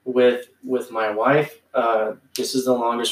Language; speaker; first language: English; native; English